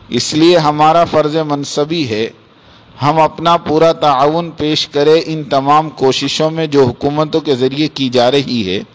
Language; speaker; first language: Urdu; native; Urdu